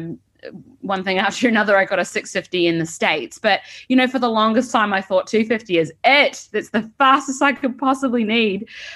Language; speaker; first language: English; native; English